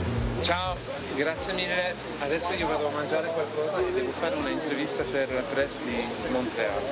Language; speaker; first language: Italian; non-native, fluent; English